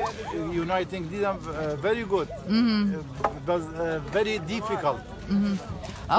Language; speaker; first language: English; non-native, learner; Kurdish